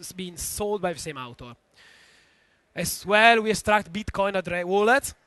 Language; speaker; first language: English; non-native, fluent; Italian